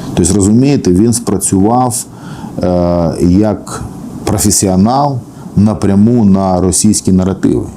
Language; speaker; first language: Ukrainian; non-native, local second language; Russian